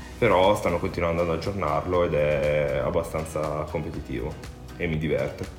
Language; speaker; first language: Italian; early bilingual, other home language; Romanian